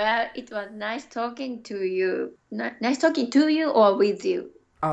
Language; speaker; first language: English; non-native, learner; Japanese